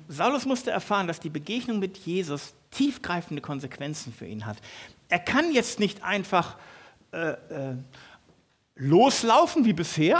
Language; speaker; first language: German; native; German